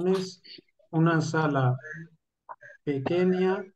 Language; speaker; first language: Spanish; non-native, fluent; Urdu